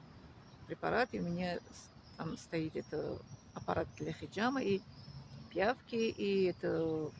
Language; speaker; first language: Russian; non-native, learner; Tajik